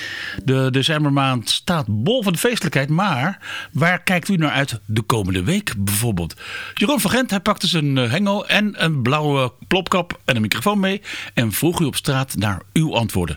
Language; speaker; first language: Dutch; native; Dutch